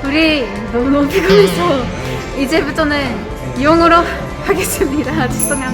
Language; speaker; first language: Korean; non-native, learner; English